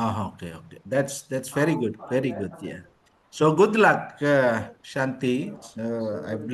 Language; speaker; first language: English; non-native, learner; Indonesian